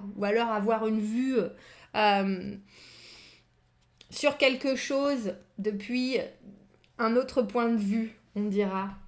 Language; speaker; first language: French; native; French